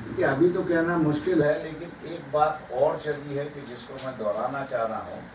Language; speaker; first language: Hindi; non-native, local second language; Marathi